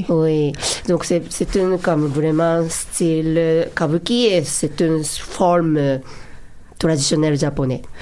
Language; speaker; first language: French; non-native, learner; Japanese